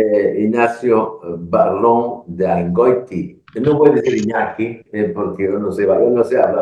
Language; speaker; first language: Spanish; non-native, learner; Portuguese